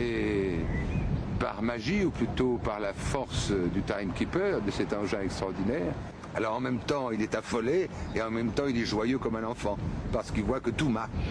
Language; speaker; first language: French; native; French